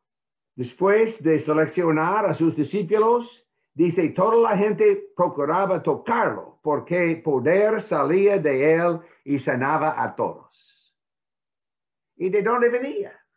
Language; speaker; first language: Spanish; non-native, fluent; English